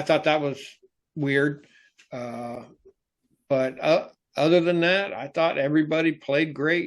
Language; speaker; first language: English; native; English